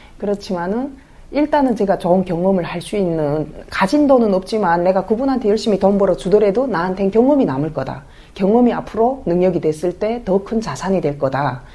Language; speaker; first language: Korean; native; Korean